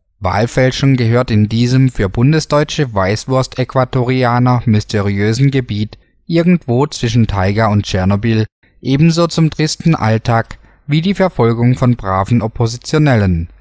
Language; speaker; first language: German; native; German